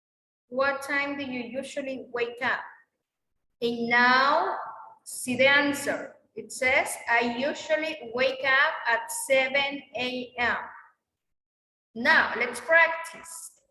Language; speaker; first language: English; non-native, learner; Spanish